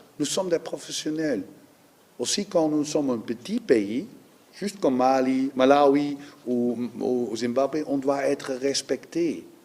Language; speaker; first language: French; non-native, learner; Dutch